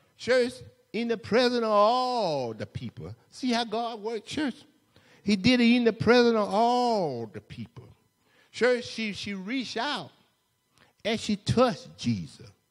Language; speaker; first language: English; native; English